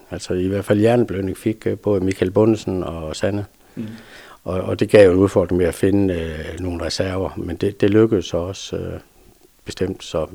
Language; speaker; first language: Danish; native; Danish